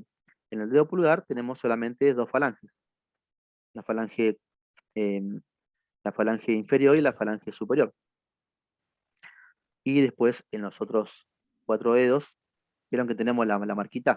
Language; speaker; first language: Spanish; native; Spanish